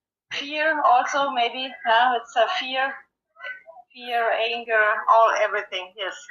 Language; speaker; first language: English; non-native, fluent; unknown